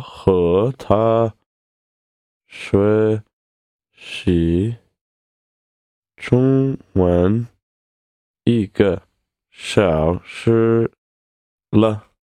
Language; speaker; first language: Chinese; non-native, learner; English